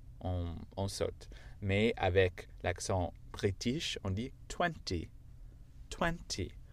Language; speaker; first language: French; non-native, fluent; English